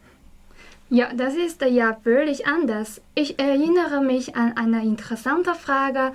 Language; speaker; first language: German; non-native, learner; Chinese